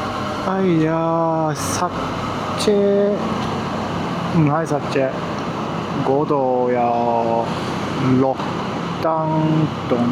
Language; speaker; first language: Cantonese; non-native, learner; Japanese